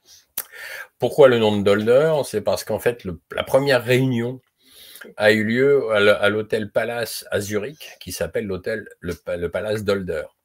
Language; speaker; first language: French; native; French